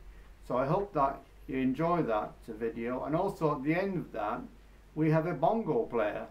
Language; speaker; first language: English; native; English